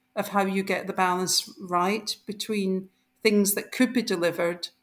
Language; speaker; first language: English; native; English